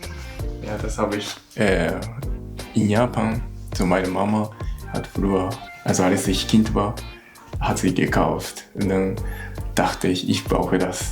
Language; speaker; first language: German; non-native, learner; Japanese